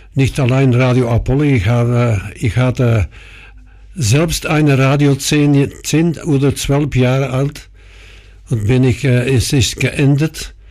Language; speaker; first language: German; non-native, fluent; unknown